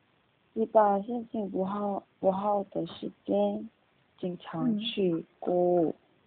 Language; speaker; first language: Chinese; non-native, learner; Korean